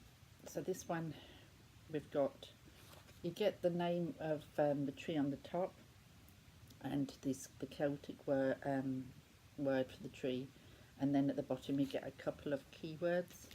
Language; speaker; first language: English; native; English